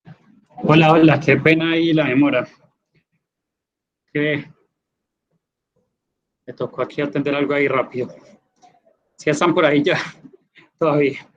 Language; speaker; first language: Spanish; native; Spanish